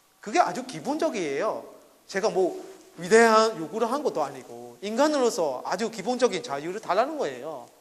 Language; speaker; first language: Korean; non-native, fluent; Burmese